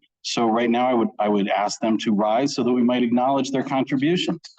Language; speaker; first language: English; native; English